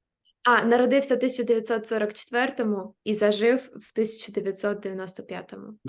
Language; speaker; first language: Ukrainian; native; Ukrainian